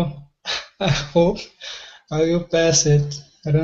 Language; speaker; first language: English; non-native, learner; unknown